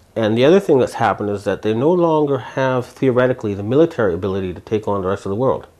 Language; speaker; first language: English; native; English